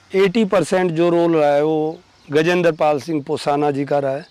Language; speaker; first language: Hindi; native; Hindi